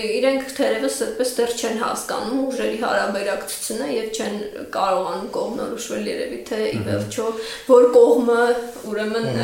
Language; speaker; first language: Armenian; native; Armenian